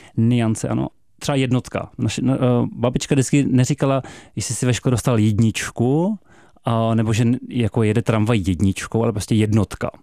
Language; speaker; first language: Czech; native; Czech